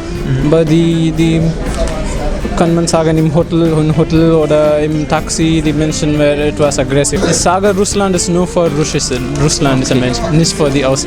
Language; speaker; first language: German; non-native, learner; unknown